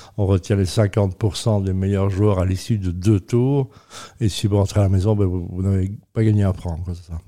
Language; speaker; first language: French; native; French